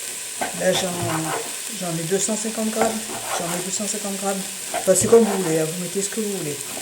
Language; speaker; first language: French; native; French